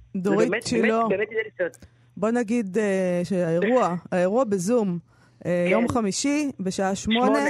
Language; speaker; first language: Hebrew; native; Hebrew